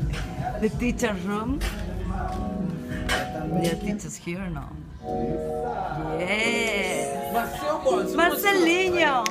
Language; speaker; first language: English; non-native, learner; Portuguese